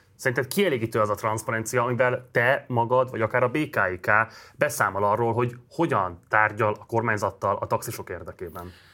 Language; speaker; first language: Hungarian; native; Hungarian